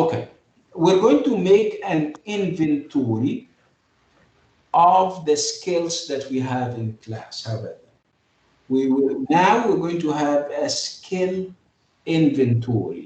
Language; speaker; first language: English; non-native, fluent; Arabic